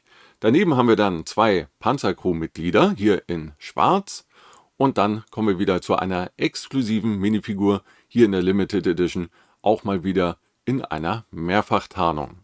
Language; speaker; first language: German; native; German